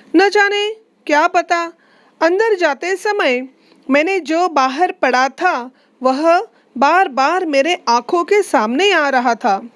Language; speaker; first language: Hindi; non-native, local second language; Marathi